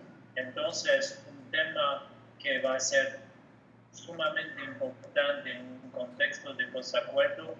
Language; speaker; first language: Spanish; non-native, fluent; French